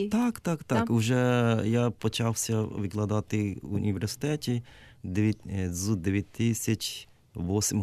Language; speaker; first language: Ukrainian; non-native, learner; Japanese